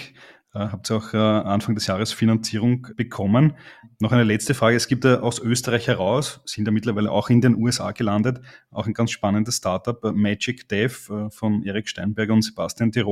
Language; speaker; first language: German; native; German